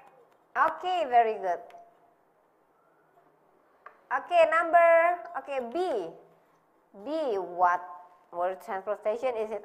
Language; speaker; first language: English; non-native, learner; Indonesian